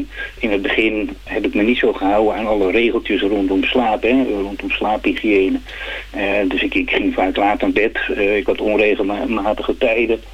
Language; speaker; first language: Dutch; native; Dutch